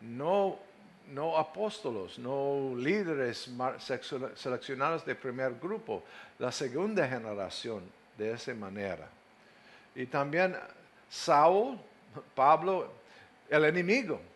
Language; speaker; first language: Spanish; non-native, fluent; English